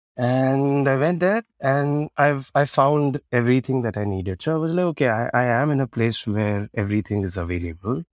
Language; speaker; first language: English; non-native, local second language; Marathi